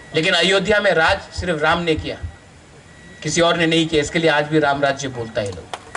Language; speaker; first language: Hindi; non-native, local second language; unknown